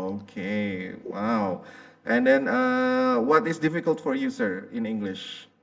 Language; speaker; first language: English; non-native, fluent; Indonesian